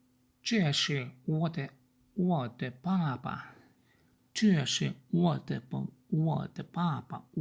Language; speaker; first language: Chinese; non-native, learner; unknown